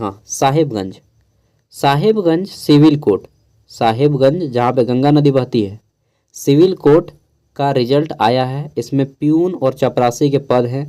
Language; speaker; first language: Hindi; native; Hindi